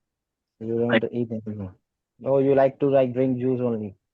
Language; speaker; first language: English; non-native, learner; Hindi